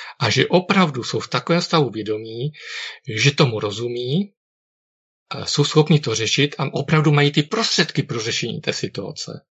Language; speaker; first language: Czech; native; Czech